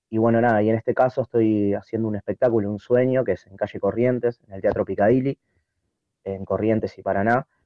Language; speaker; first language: Spanish; native; Spanish